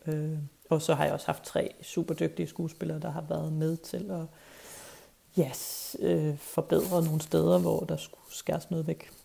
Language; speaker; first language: Danish; native; Danish